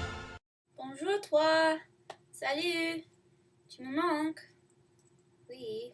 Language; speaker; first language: French; non-native, learner; English